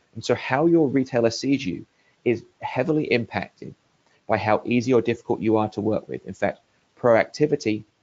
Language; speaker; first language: English; native; English